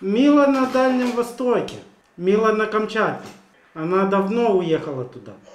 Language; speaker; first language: Russian; non-native, local second language; Romanian